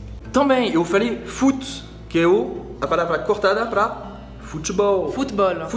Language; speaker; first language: Portuguese; non-native, fluent; French